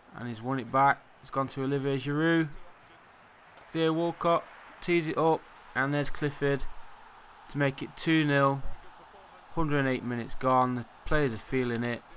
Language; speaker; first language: English; native; English